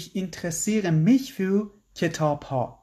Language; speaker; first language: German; non-native, fluent; Persian